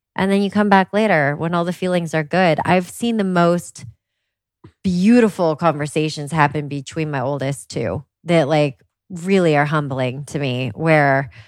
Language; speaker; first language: English; native; English